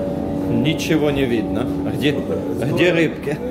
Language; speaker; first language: Russian; native; Russian